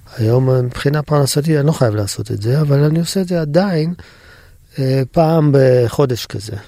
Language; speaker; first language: Hebrew; native; Hebrew